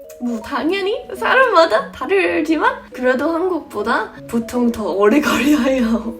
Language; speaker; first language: Korean; non-native, fluent; English